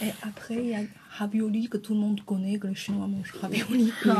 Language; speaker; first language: French; non-native, fluent; Chinese